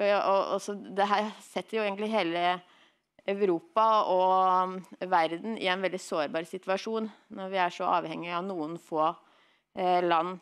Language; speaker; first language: Norwegian; native; Norwegian